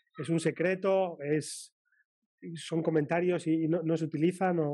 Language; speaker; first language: Spanish; native; Spanish